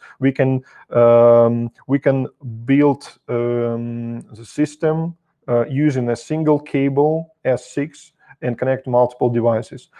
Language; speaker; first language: English; non-native, fluent; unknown